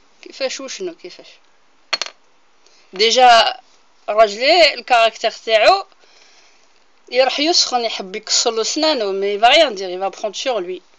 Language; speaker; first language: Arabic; native; Arabic